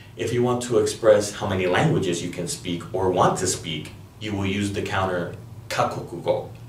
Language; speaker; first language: English; early bilingual, other home language; Spanish